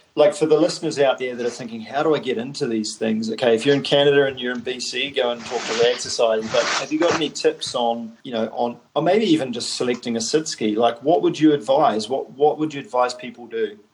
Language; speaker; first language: English; native; English